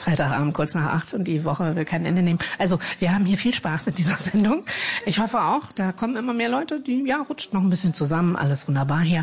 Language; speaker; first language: German; native; German